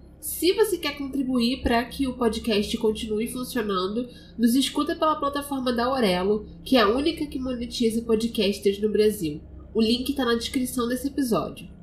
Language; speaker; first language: Portuguese; native; Portuguese